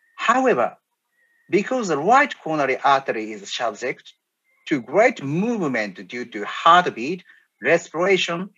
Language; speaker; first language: English; non-native, learner; Japanese